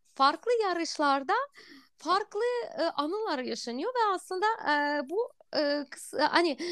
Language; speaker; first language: Turkish; non-native, fluent; Russian